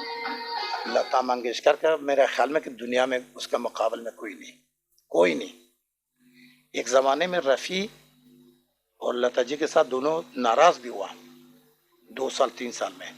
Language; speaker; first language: Hindi; non-native, learner; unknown